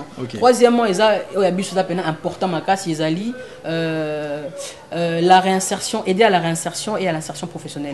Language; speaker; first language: French; non-native, local second language; Lingala